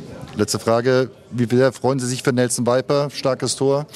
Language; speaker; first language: German; native; German